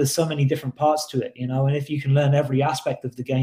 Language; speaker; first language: English; native; English